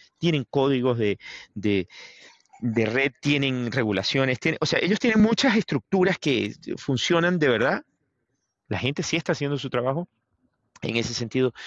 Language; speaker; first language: Spanish; native; Spanish